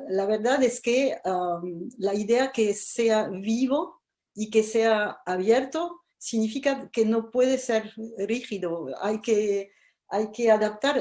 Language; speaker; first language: Spanish; non-native, fluent; French